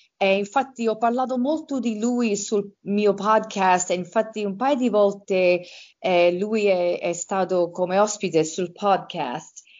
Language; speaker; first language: Italian; early bilingual, heritage; Italian